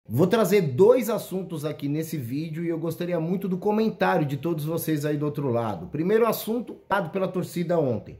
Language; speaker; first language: Portuguese; native; Portuguese